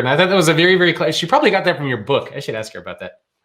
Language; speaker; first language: English; native; English